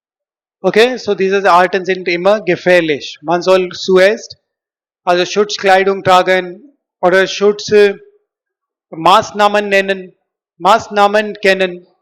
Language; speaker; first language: German; non-native, learner; Hindi